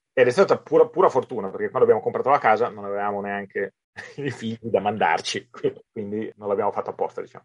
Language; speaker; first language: Italian; native; Italian